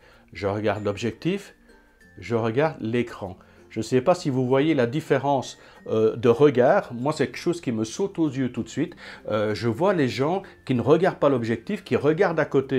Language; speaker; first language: French; native; French